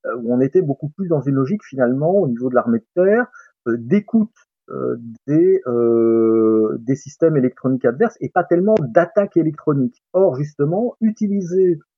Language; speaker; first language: French; native; French